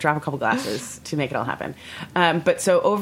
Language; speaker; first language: English; native; English